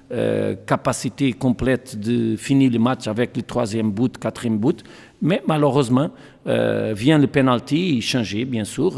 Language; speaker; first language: French; non-native, learner; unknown